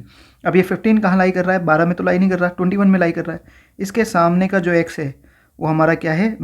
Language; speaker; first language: Hindi; native; Hindi